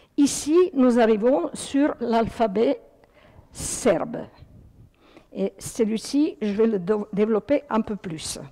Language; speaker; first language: French; early bilingual, other home language; Croatian